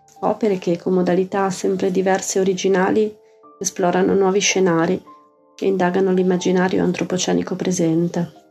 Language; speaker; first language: Italian; native; Italian